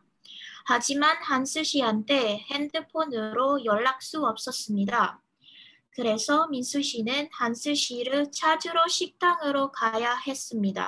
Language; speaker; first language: Korean; non-native, learner; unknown